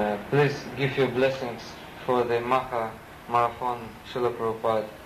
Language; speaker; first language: English; non-native, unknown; Russian